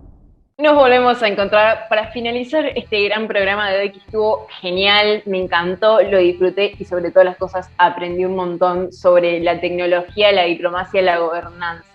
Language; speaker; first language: Spanish; native; Spanish